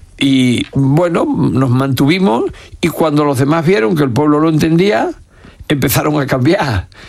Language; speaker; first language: Spanish; native; Spanish